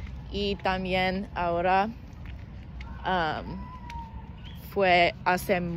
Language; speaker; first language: Spanish; non-native, learner; English